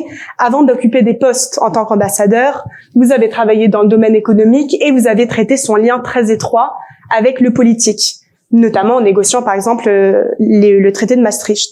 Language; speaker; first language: French; native; French